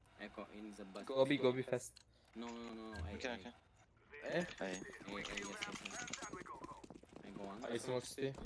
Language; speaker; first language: English; non-native, learner; Turkish